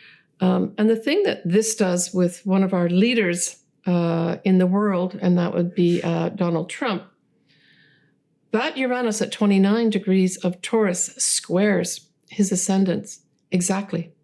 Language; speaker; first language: English; native; English